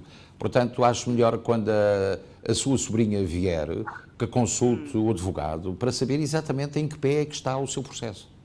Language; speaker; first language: Portuguese; native; Portuguese